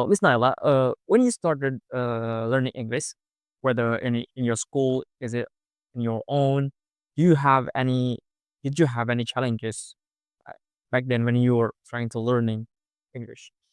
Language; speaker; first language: English; non-native, fluent; Indonesian